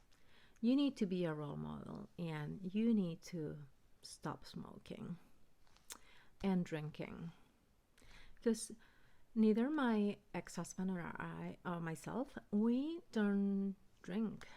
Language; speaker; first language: English; early bilingual, other home language; Spanish